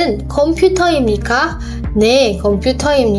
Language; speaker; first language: Korean; non-native, fluent; Indonesian